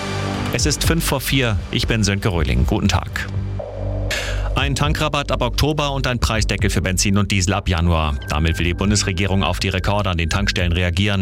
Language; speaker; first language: German; native; German